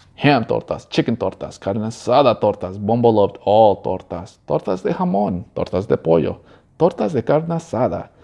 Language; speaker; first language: Spanish; early bilingual, heritage; Spanish